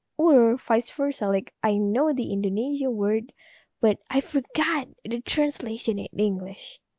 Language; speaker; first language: English; non-native, learner; Indonesian